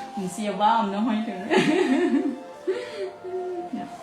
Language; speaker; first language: German; non-native, learner; Thai